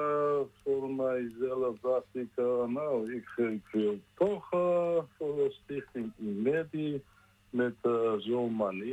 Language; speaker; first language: Dutch; non-native, learner; Georgian